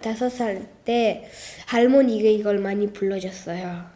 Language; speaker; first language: Korean; early bilingual, other home language; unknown